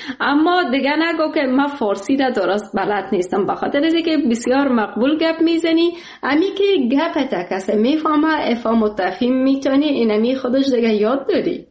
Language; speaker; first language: Persian; native; Persian